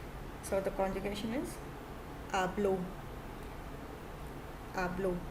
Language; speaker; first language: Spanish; non-native, fluent; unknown